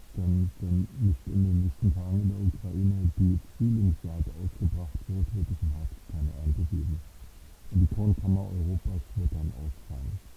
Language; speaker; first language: German; native; German